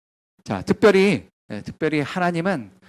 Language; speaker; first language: Korean; native; Korean